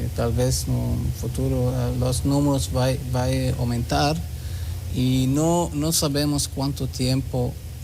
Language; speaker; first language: Spanish; non-native, learner; Hebrew